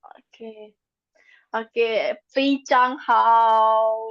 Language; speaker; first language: Chinese; non-native, fluent; Indonesian